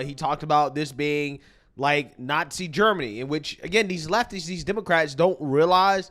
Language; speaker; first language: English; native; English